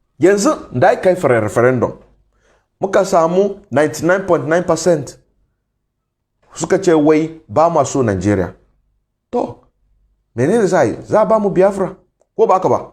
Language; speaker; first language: Hausa; non-native, local second language; Igbo